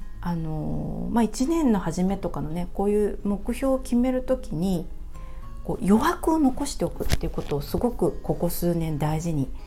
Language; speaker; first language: Japanese; native; Japanese